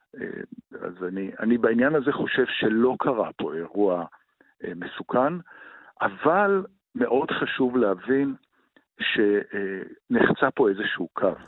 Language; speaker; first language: Hebrew; native; Hebrew